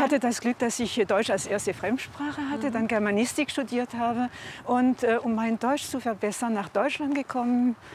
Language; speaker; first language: German; native; German